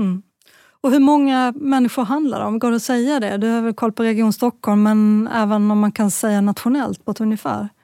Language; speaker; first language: Swedish; native; Swedish